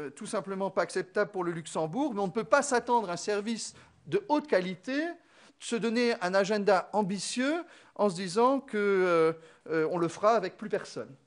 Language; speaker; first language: French; non-native, local second language; Luxembourgish